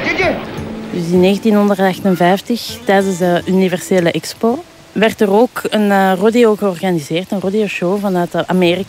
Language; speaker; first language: Dutch; native; Dutch